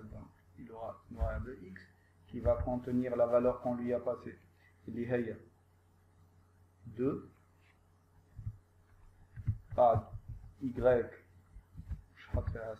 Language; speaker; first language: French; non-native, local second language; Arabic